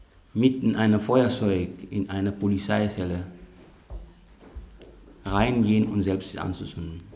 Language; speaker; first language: German; non-native, fluent; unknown